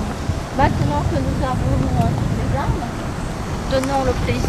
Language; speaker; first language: French; non-native, fluent; Korean